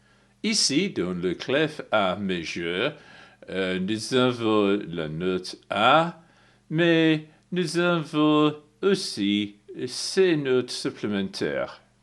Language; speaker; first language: French; non-native, learner; English